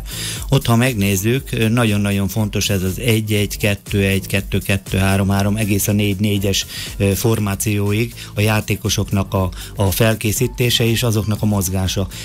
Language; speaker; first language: Hungarian; native; Hungarian